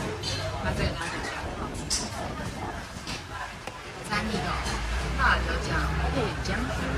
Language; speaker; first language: Chinese; native; Chinese